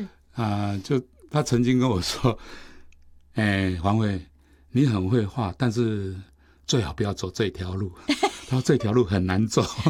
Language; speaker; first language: Chinese; native; Chinese